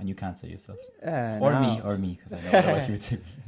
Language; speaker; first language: English; non-native, fluent; Danish